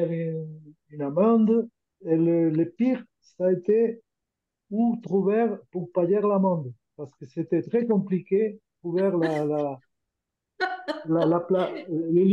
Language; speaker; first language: French; non-native, learner; Spanish